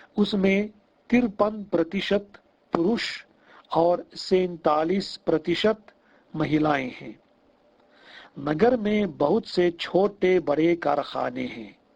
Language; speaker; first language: Hindi; non-native, fluent; Russian